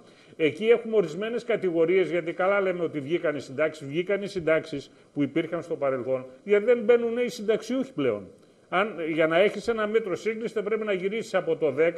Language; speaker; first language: Greek; native; Greek